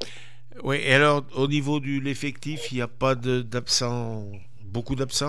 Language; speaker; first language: French; native; French